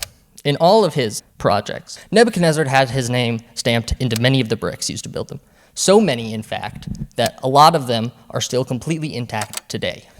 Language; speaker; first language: English; native; English